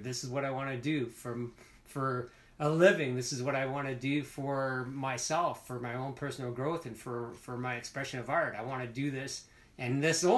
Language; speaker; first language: English; native; English